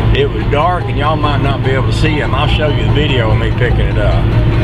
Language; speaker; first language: English; native; English